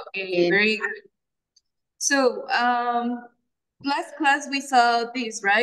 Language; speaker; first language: English; non-native, fluent; Spanish